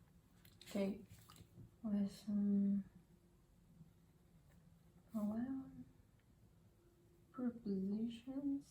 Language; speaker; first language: English; non-native, learner; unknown